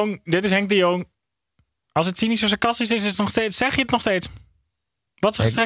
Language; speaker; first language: Dutch; native; Dutch